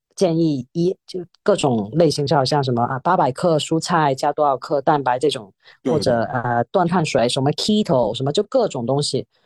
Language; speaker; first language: Chinese; non-native, local second language; Cantonese